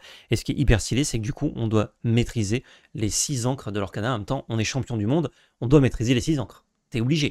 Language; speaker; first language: French; native; French